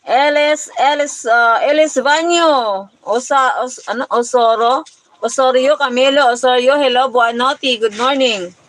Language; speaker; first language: English; non-native, local second language; Hiligaynon